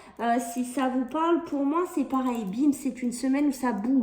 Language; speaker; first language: French; native; French